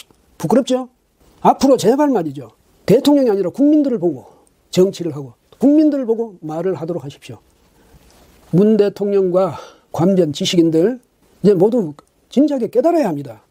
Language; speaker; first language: Korean; native; Korean